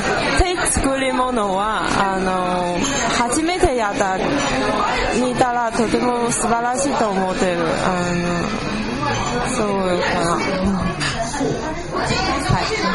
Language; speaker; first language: Japanese; non-native, learner; Chinese